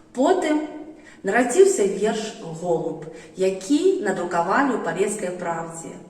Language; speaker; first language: Belarusian; native; Belarusian